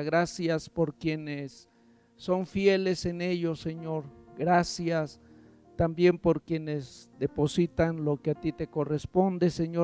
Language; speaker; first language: Spanish; native; Spanish